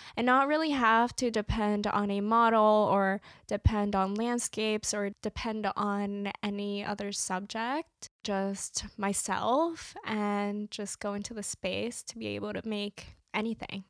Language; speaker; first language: English; native; English